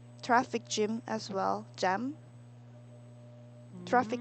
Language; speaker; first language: English; non-native, learner; Korean